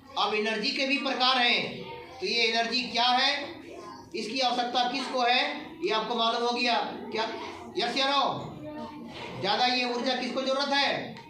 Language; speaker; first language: Hindi; native; Hindi